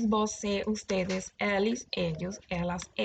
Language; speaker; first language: Portuguese; non-native, learner; Spanish